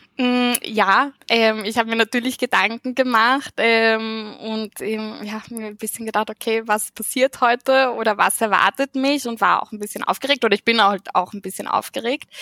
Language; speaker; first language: German; early bilingual, heritage; German